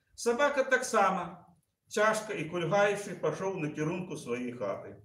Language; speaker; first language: Belarusian; native; Belarusian